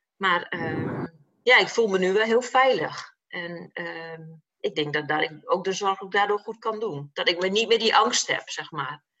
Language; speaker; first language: Dutch; native; Dutch